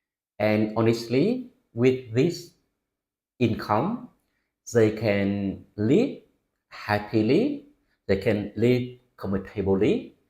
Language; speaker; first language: English; non-native, fluent; Vietnamese